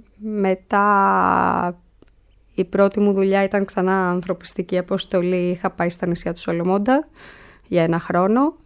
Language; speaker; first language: Greek; native; Greek